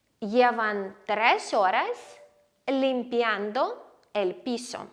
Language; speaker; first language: Spanish; non-native, fluent; Ukrainian